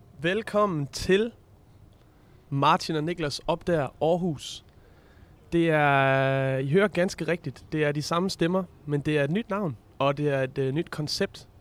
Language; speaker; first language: Danish; native; Danish